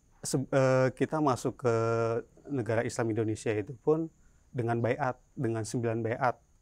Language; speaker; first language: Indonesian; native; Indonesian